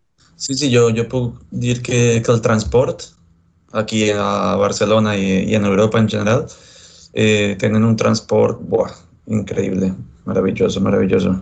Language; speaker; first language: Catalan; non-native, fluent; Spanish